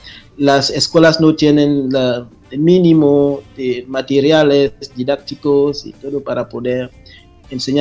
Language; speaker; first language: Spanish; non-native, fluent; French